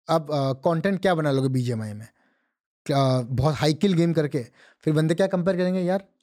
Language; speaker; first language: Hindi; non-native, local second language; Odia